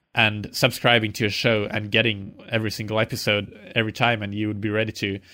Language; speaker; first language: English; non-native, fluent; Swedish